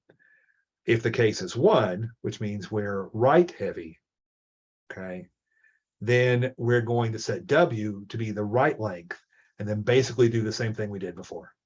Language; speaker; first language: English; native; English